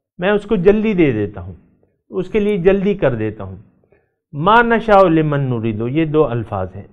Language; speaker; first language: Urdu; non-native, local second language; Pashto